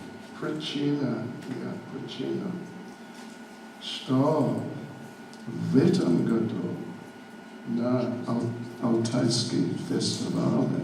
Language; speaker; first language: Russian; non-native, learner; English